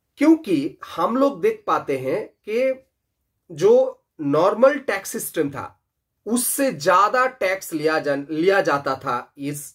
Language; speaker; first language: Hindi; non-native, local second language; Bangla